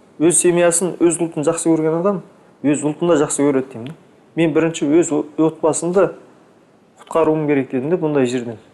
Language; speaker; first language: Kazakh; native; Kazakh